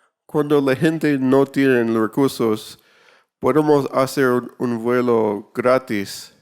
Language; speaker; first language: Spanish; non-native, learner; English